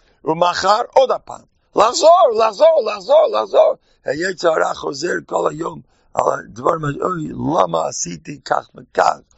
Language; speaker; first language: Hebrew; non-native, fluent; English